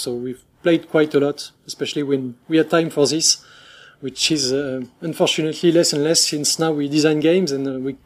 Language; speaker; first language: English; non-native, fluent; French